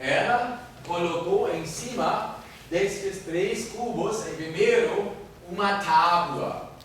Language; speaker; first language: Portuguese; non-native, fluent; German